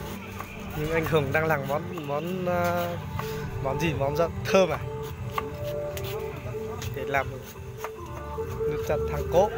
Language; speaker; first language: Vietnamese; non-native, local second language; Hmong